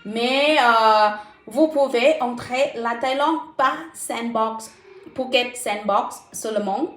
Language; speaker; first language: French; non-native, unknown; Thai